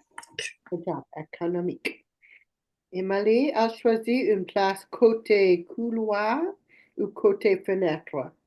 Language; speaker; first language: French; non-native, fluent; English